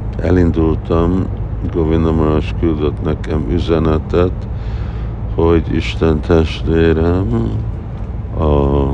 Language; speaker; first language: Hungarian; early bilingual, heritage; Hungarian